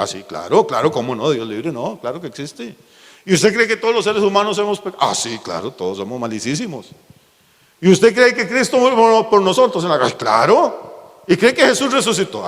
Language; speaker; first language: Spanish; native; Spanish